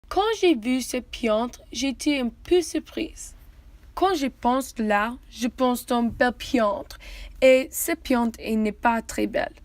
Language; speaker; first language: French; non-native, learner; English